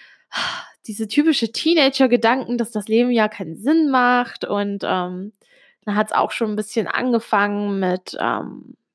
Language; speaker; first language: German; early bilingual, other home language; Italian